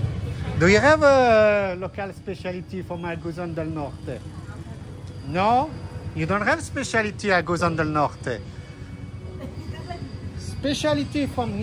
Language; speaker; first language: English; non-native, learner; Dutch